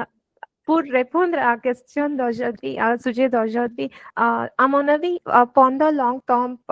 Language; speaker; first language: French; non-native, learner; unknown